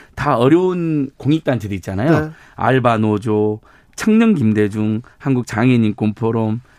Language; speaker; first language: Korean; native; Korean